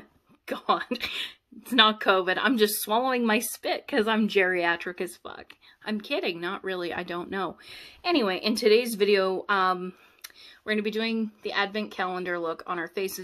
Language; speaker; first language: English; native; English